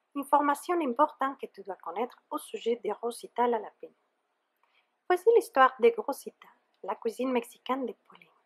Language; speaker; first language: French; non-native, fluent; Spanish